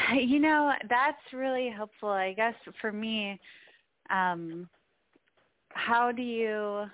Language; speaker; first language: English; native; English